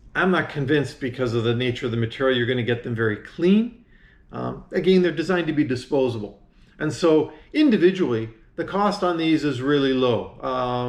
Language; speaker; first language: English; native; English